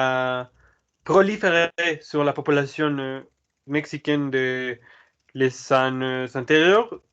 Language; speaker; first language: French; non-native, learner; Spanish